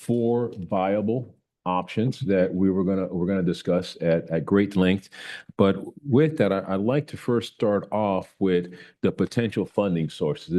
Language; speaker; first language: English; native; English